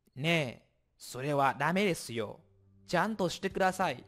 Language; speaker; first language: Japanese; non-native, fluent; Vietnamese